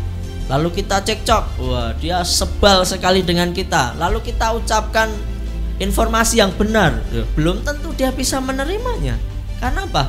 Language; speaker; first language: Indonesian; native; Indonesian